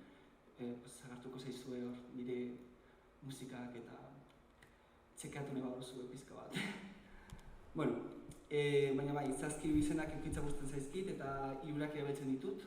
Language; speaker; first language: Basque; early bilingual, other home language; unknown